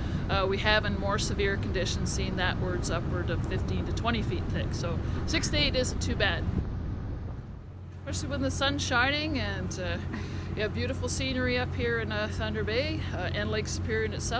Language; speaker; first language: English; native; English